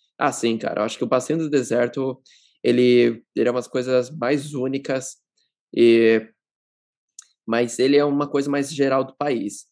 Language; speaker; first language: Portuguese; native; Portuguese